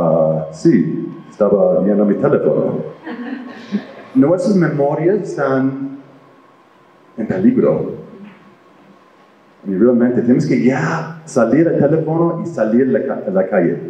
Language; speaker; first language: Spanish; non-native, fluent; English